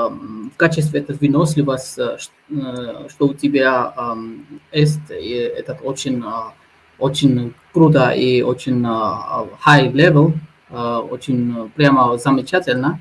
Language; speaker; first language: Russian; non-native, fluent; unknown